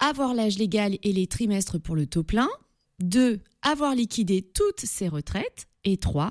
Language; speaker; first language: French; native; French